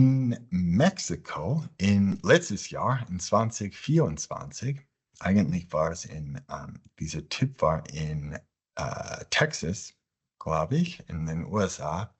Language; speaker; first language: German; non-native, fluent; English